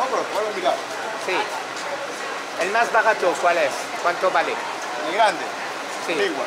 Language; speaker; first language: Spanish; non-native, learner; French